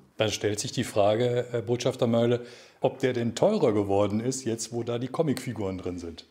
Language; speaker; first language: German; native; German